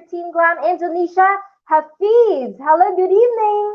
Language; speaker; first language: English; non-native, local second language; Filipino